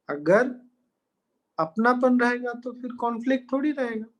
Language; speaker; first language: Hindi; native; Hindi